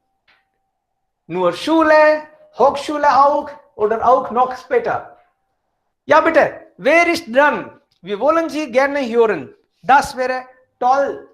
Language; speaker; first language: German; non-native, fluent; Hindi